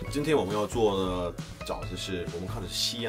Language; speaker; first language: Chinese; non-native, fluent; Korean